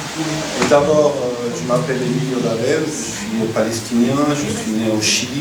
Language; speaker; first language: French; non-native, fluent; Spanish